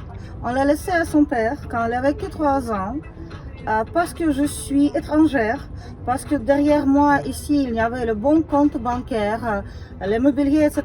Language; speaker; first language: French; non-native, fluent; Russian